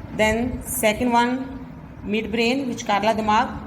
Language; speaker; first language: English; non-native, local second language; Punjabi